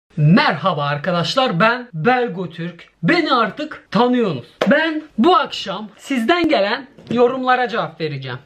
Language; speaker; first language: Turkish; early bilingual, heritage; Turkish